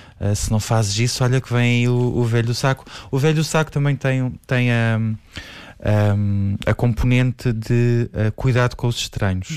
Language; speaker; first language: Portuguese; native; Portuguese